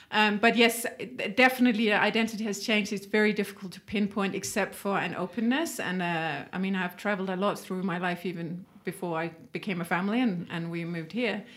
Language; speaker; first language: English; non-native, fluent; Danish